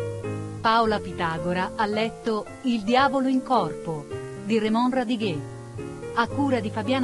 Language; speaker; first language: Italian; native; Italian